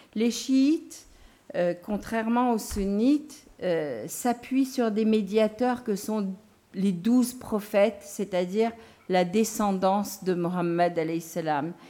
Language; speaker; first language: French; non-native, local second language; Gujarati